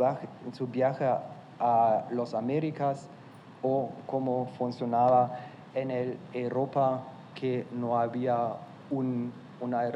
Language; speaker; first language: Spanish; non-native, fluent; German